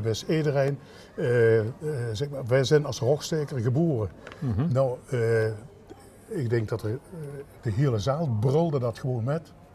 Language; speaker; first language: Dutch; native; Dutch